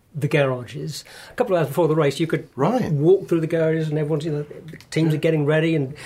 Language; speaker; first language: English; native; English